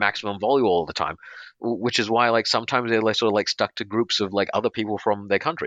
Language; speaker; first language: English; native; English